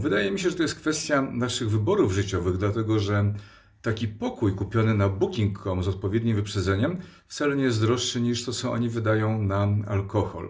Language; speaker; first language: Polish; native; Polish